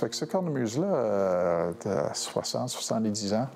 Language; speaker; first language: French; non-native, local second language; English